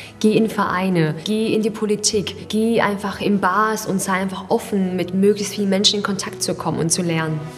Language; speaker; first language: German; early bilingual, other home language; Chinese